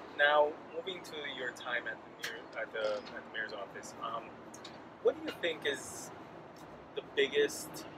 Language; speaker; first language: English; early bilingual, other home language; Spanish